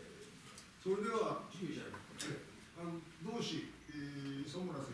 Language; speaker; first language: Japanese; native; Japanese